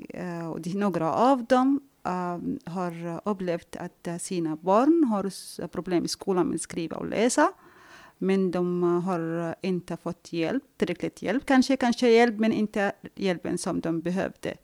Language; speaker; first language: Swedish; non-native, fluent; Arabic